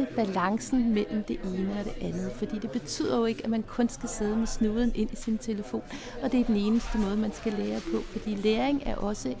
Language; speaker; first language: Danish; native; Danish